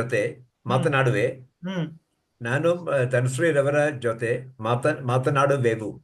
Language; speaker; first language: Kannada; non-native, learner; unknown